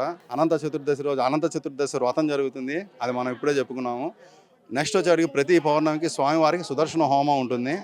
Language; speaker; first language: Telugu; native; Telugu